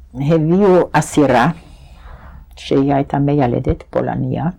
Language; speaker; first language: Hebrew; non-native, fluent; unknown